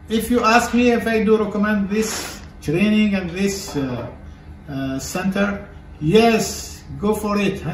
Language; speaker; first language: English; non-native, fluent; French